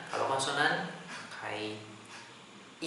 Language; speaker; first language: Korean; non-native, learner; Indonesian